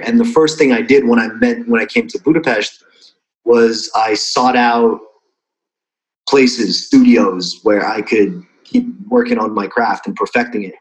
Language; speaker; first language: English; non-native, fluent; Russian